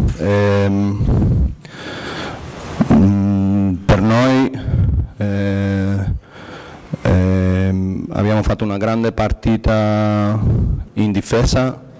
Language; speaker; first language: Italian; non-native, learner; Spanish